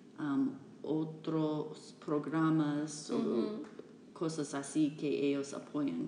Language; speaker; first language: Spanish; non-native, fluent; English